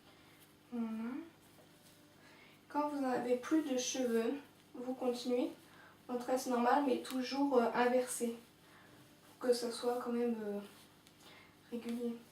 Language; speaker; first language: French; native; French